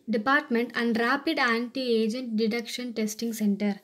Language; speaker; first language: English; non-native, local second language; Tamil